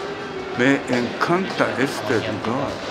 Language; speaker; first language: Spanish; non-native, learner; Japanese